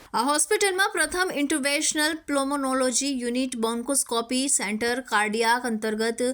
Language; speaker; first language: Gujarati; native; Gujarati